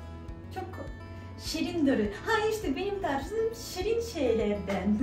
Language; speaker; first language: Turkish; non-native, fluent; Russian